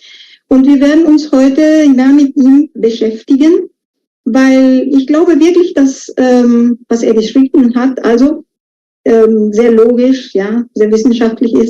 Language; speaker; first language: German; non-native, fluent; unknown